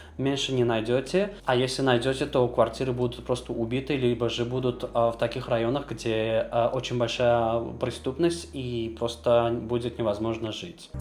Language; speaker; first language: Russian; non-native, local second language; Azerbaijani